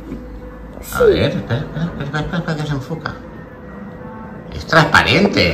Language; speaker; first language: Spanish; native; Spanish